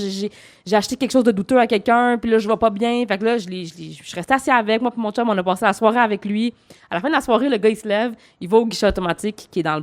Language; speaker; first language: French; native; French